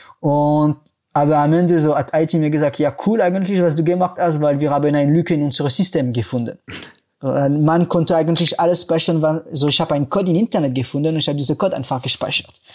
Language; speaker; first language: German; non-native, fluent; French